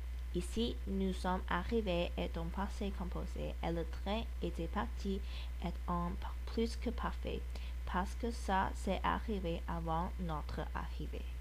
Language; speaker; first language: French; non-native, learner; English